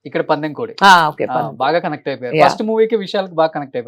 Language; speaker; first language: Telugu; native; Telugu